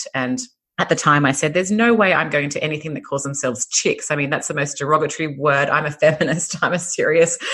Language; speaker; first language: English; native; English